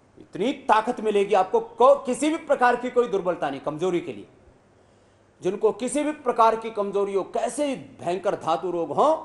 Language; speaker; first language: Hindi; native; Hindi